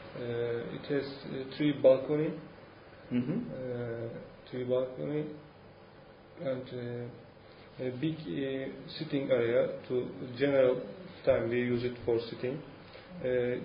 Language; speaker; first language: English; non-native, learner; Turkish